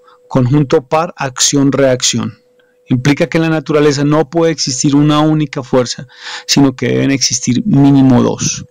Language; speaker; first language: Spanish; native; Spanish